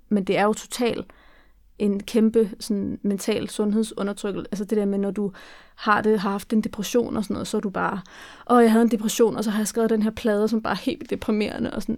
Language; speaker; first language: Danish; early bilingual, other home language; Kurdish